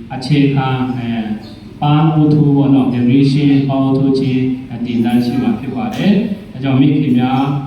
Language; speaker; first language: Burmese; non-native, local second language; Kachin